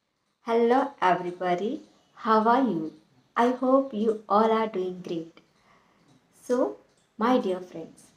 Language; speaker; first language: English; non-native, learner; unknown